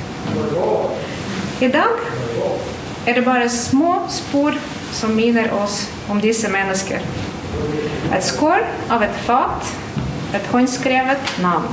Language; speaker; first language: Norwegian; non-native, fluent; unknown